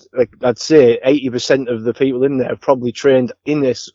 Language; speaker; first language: English; native; English